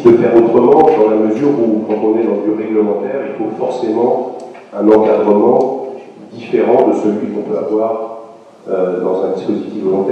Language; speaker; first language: French; native; French